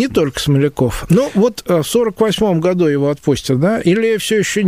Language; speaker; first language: Russian; native; Russian